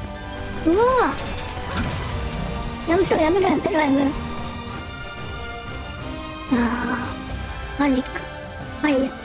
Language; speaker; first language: Japanese; native; Japanese